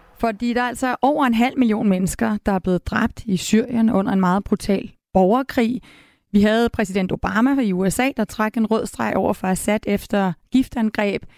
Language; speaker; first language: Danish; native; Danish